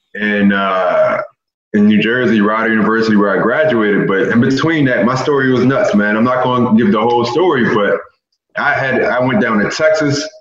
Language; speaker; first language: English; native; English